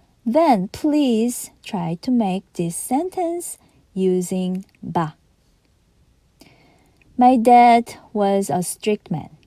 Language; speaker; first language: English; non-native, fluent; Japanese